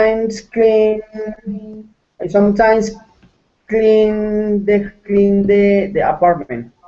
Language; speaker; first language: English; non-native, learner; Spanish